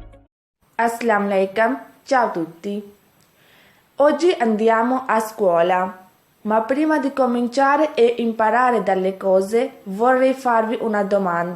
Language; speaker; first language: Italian; non-native, fluent; Urdu